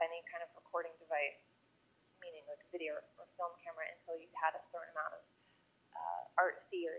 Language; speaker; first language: English; native; English